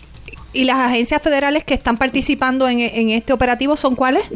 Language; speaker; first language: Spanish; native; Spanish